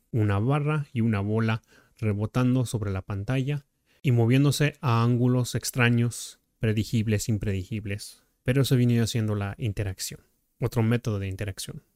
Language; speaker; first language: Spanish; early bilingual, heritage; Spanish